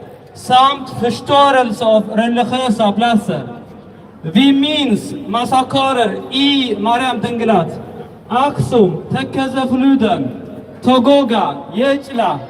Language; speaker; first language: Swedish; early bilingual, other home language; Tigrinya